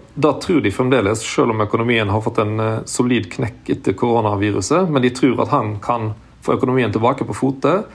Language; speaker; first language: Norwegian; native; Norwegian